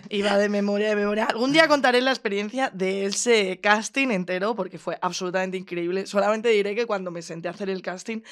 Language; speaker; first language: Spanish; native; Spanish